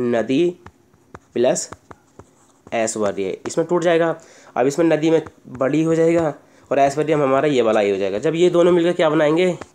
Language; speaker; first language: Hindi; native; Hindi